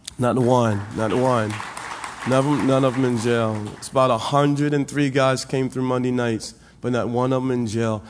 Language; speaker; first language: English; native; English